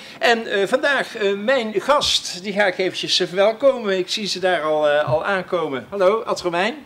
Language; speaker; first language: Dutch; native; Dutch